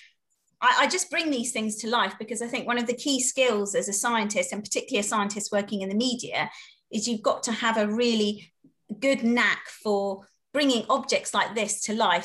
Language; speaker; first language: English; native; English